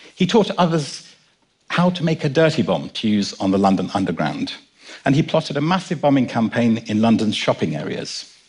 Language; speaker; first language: English; native; English